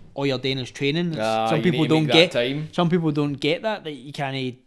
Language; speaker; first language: English; native; English